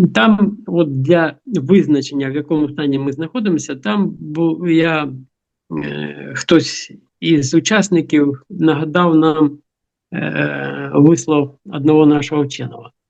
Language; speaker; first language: Ukrainian; non-native, local second language; Russian